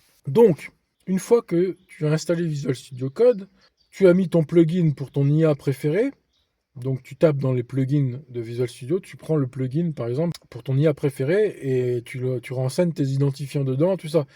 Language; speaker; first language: French; native; French